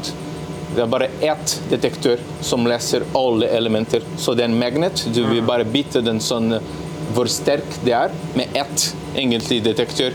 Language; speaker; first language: Norwegian; non-native, learner; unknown